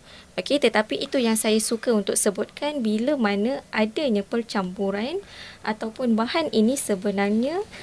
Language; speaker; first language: Malay; native; Malay